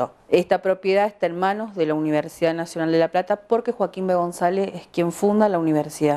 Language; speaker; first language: Spanish; native; Spanish